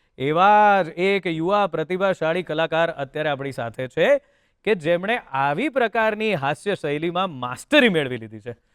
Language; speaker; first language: Gujarati; native; Gujarati